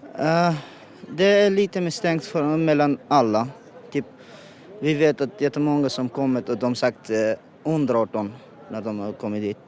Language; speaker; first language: Swedish; non-native, learner; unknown